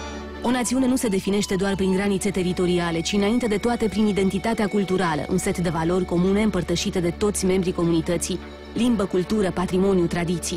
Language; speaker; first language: Romanian; native; Romanian